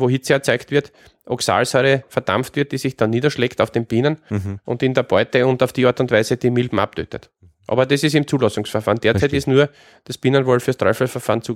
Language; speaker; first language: German; native; German